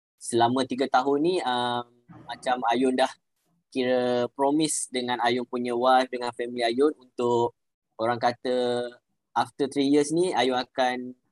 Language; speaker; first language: Malay; native; Malay